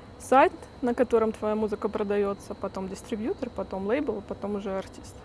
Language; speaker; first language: Russian; native; Russian